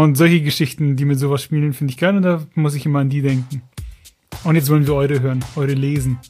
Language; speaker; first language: German; native; German